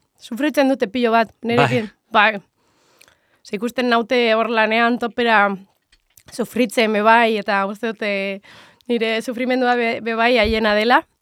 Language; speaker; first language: Basque; non-native, local second language; Spanish